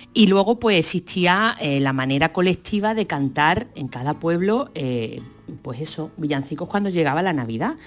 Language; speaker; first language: Spanish; native; Spanish